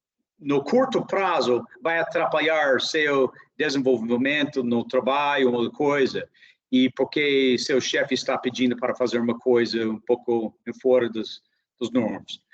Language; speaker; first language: Portuguese; non-native, fluent; English